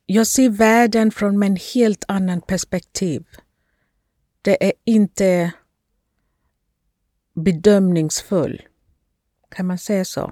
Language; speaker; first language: Swedish; non-native, fluent; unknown